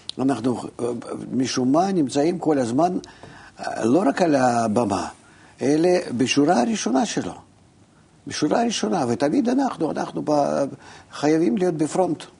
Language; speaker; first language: Hebrew; non-native, fluent; Russian